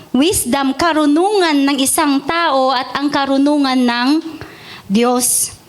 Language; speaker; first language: Filipino; non-native, local second language; Iloko